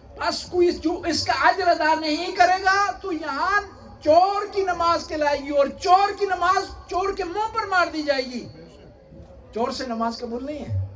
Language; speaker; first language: Urdu; non-native, local second language; Punjabi